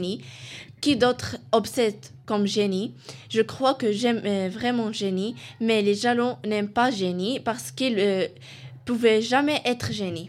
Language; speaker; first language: French; non-native, learner; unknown